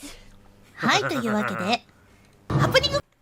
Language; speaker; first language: Japanese; native; Japanese